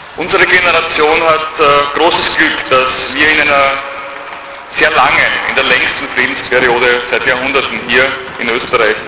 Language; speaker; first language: German; native; German